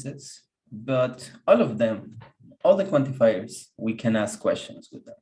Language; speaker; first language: English; non-native, fluent; Spanish